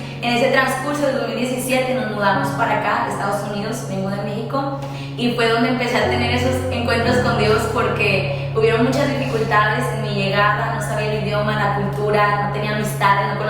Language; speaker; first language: Spanish; early bilingual, other home language; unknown